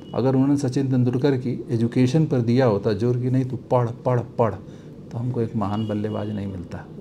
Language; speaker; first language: Hindi; native; Hindi